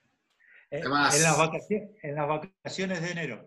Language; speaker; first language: Spanish; native; Spanish